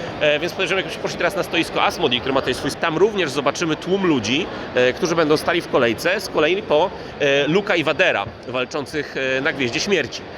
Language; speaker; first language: Polish; native; Polish